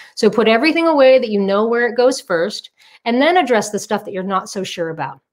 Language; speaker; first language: English; native; English